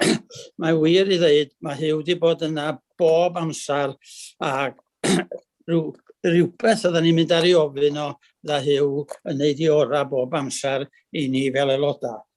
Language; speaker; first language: Welsh; native; Welsh